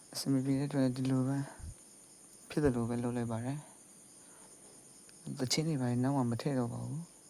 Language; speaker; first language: Burmese; native; Burmese